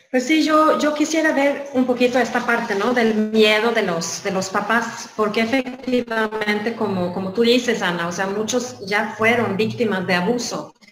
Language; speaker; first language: Spanish; non-native, fluent; Swedish